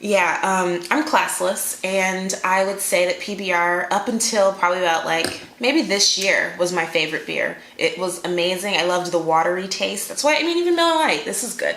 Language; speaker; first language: English; native; English